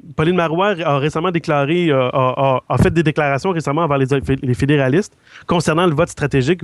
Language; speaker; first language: French; native; French